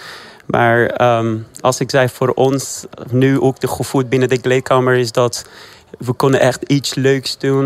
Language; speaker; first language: Dutch; non-native, fluent; Persian